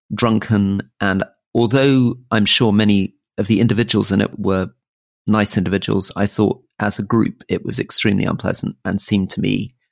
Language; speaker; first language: English; native; English